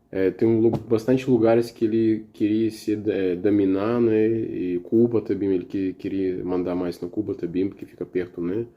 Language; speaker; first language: Portuguese; non-native, learner; Russian